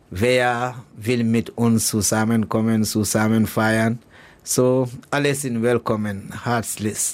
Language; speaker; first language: German; non-native, learner; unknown